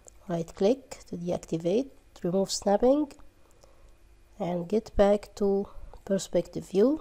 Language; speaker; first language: English; non-native, fluent; Arabic